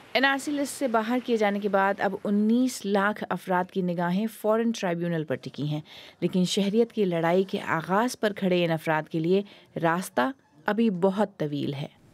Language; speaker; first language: Urdu; native; Urdu